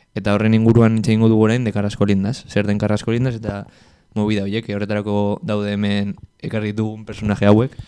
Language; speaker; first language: Basque; non-native, local second language; Spanish